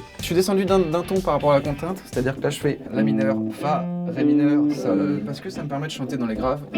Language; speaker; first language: French; native; French